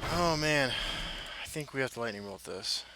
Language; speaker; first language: English; native; English